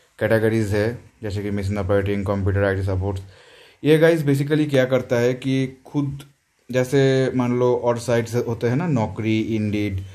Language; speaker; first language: Hindi; non-native, local second language; Bangla